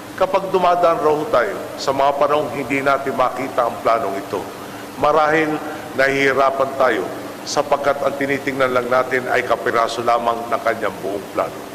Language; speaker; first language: Filipino; native; Filipino